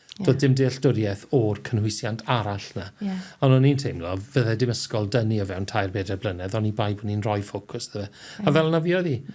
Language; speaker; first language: Welsh; native; Welsh